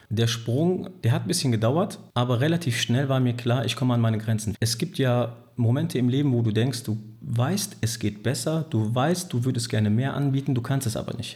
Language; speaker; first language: German; early bilingual, other home language; Turkish